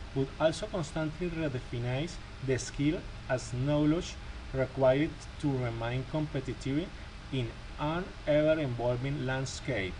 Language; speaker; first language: English; non-native, learner; Spanish